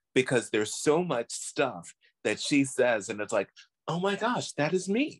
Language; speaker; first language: English; native; English